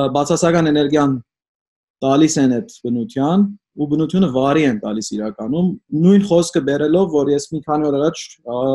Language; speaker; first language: Armenian; early bilingual, heritage; Armenian